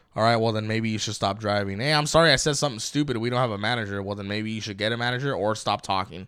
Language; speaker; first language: English; early bilingual, other home language; Spanish